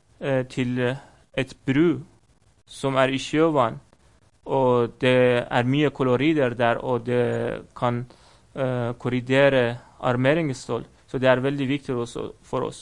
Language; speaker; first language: Norwegian; non-native, fluent; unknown